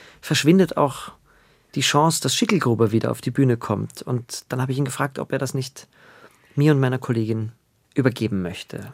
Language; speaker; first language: German; native; German